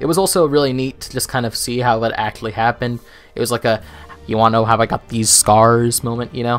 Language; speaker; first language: English; native; English